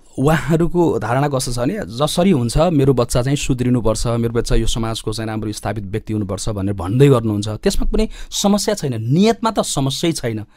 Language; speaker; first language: Nepali; native; Nepali